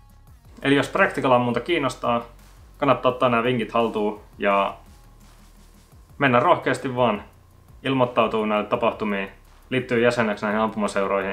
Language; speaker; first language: Finnish; native; Finnish